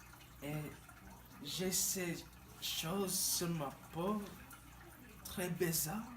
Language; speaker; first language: French; non-native, learner; English